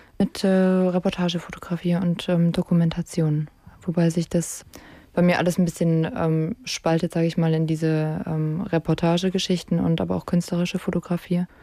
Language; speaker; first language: German; native; German